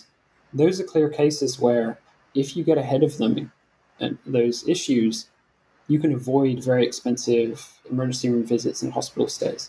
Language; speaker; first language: English; native; English